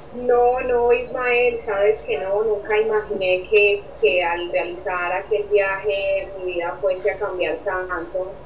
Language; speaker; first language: Spanish; native; Spanish